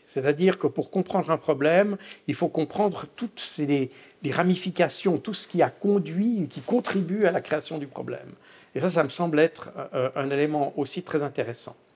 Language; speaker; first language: French; native; French